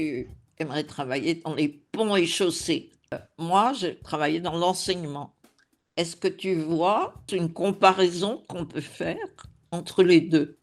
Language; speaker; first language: French; native; French